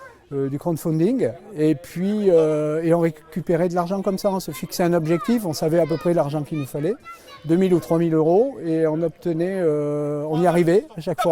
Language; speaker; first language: French; native; French